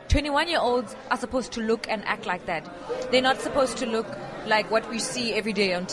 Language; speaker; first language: English; non-native, local second language; Venda